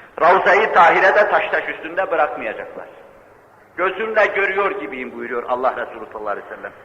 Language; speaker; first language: Turkish; native; Turkish